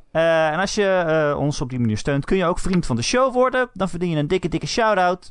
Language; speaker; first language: Dutch; native; Dutch